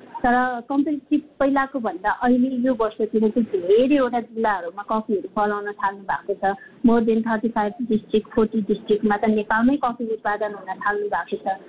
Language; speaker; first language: Nepali; non-native, local second language; Sherpa